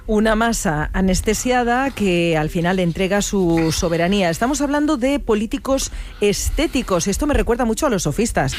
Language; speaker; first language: Spanish; native; Spanish